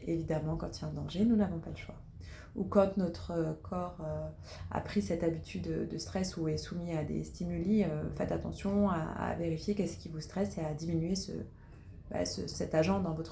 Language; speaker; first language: French; native; French